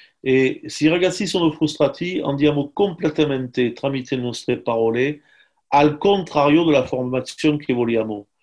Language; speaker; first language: Italian; non-native, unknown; French